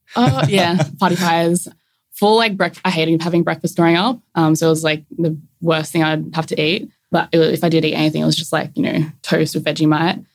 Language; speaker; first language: English; native; English